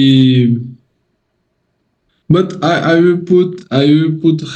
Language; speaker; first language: English; non-native, learner; Portuguese